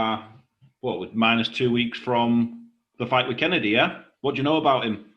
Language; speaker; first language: English; native; English